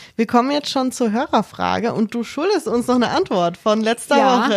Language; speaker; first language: German; native; German